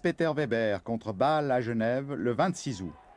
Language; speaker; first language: French; native; French